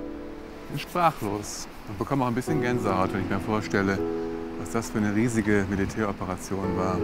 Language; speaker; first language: German; native; German